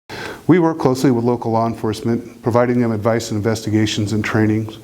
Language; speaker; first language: English; native; English